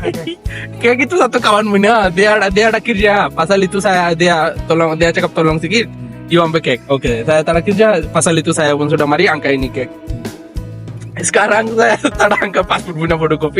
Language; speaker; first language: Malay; non-native, learner; Bangla